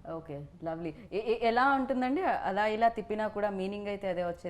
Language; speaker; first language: Telugu; native; Telugu